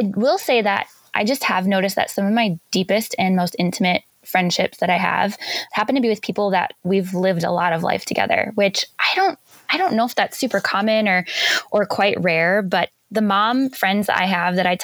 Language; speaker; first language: English; native; English